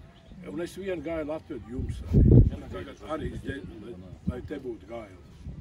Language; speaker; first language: Latvian; non-native, local second language; Russian